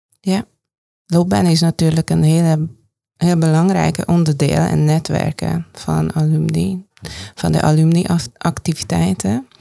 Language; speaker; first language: Dutch; non-native, fluent; Hungarian